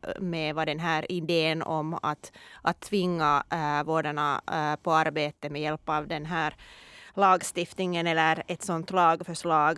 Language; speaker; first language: Swedish; non-native, local second language; Finnish